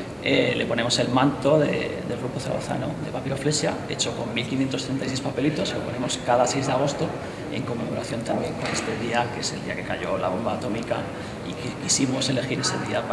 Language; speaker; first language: Spanish; native; Spanish